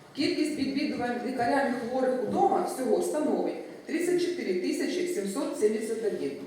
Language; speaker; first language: Ukrainian; native; Ukrainian